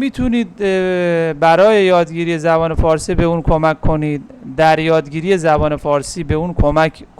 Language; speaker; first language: Persian; non-native, fluent; Urdu